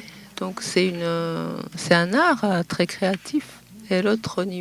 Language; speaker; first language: French; non-native, fluent; Japanese